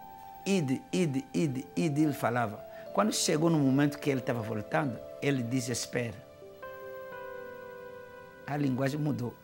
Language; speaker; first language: Portuguese; non-native, fluent; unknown